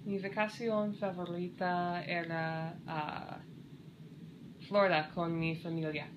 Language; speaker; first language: Spanish; non-native, learner; English